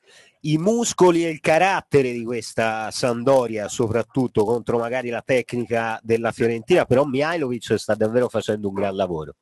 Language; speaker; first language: Italian; native; Italian